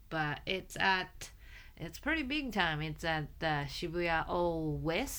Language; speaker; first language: English; non-native, fluent; Japanese